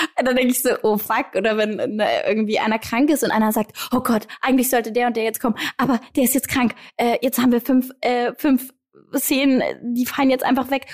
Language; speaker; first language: German; early bilingual, other home language; Greek